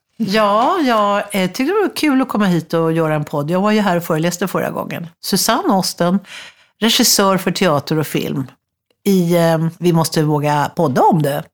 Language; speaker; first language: Swedish; native; Swedish